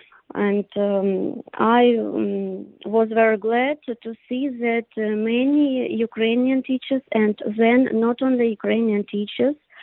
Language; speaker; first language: English; non-native, learner; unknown